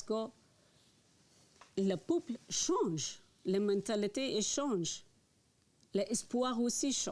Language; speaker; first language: French; non-native, learner; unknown